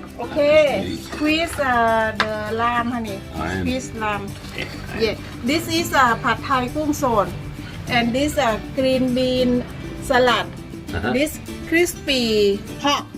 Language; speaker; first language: English; non-native, learner; Thai